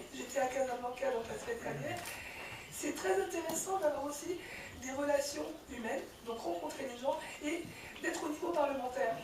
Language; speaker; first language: French; early bilingual, other home language; Kabyle